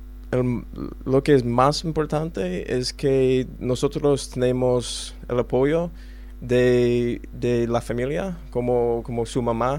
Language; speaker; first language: Spanish; non-native, learner; English